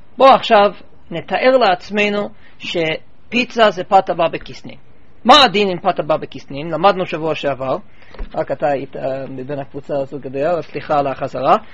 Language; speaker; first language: Hebrew; non-native, fluent; English